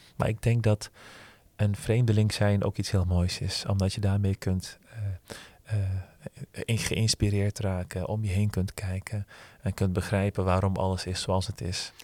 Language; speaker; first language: Dutch; early bilingual, other home language; Turkish